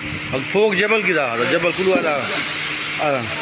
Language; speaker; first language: Arabic; non-native, learner; Urdu